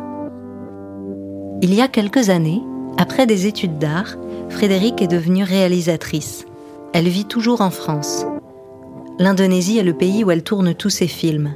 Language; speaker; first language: French; native; French